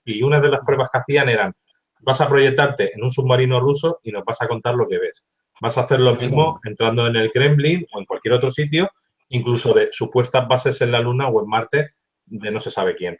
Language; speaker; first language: Spanish; native; Spanish